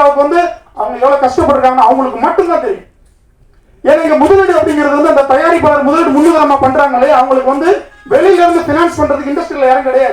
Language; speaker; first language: Tamil; native; Tamil